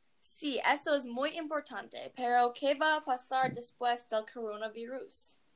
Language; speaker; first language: Spanish; non-native, learner; English